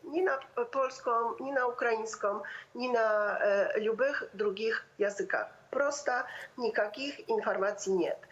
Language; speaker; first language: Russian; non-native, fluent; Polish